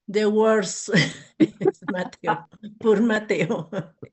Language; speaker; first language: English; non-native, learner; Spanish